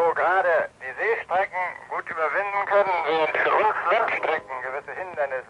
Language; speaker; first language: German; native; German